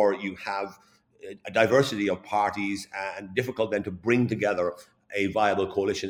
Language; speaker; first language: English; native; English